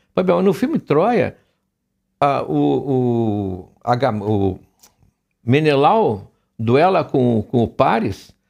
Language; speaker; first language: Portuguese; native; Portuguese